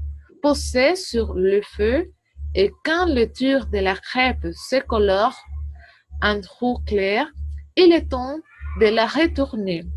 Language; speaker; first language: French; non-native, learner; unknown